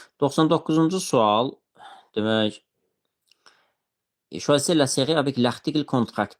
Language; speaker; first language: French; non-native, fluent; Azerbaijani